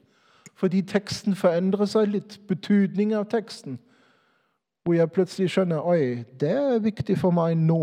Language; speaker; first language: Norwegian; non-native, fluent; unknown